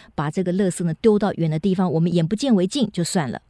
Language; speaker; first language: Chinese; native; Chinese